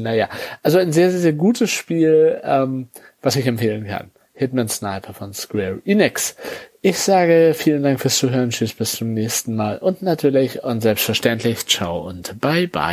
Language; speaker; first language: German; native; German